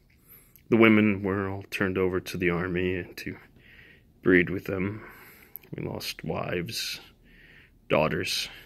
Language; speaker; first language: English; native; English